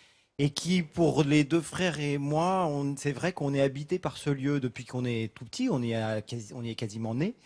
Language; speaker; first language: French; native; French